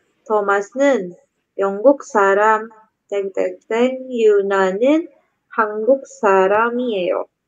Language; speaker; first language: Korean; non-native, learner; Indonesian